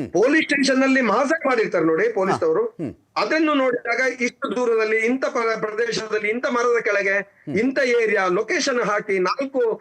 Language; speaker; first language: Kannada; native; Kannada